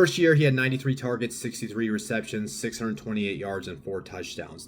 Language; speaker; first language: English; native; English